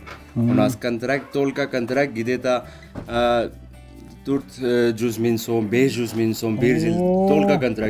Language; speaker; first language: Russian; non-native, learner; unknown